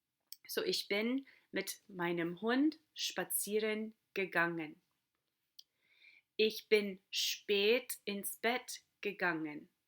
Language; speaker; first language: German; non-native, fluent; English